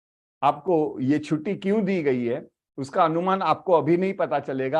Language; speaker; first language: Hindi; native; Hindi